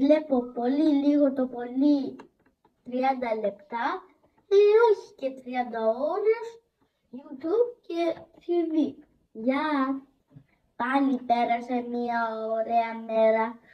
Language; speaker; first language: Greek; early bilingual, other home language; Chinese